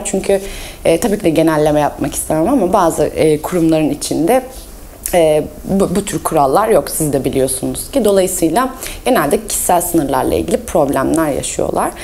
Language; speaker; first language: Turkish; early bilingual, heritage; Turkish